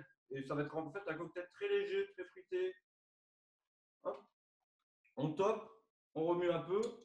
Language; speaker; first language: French; native; French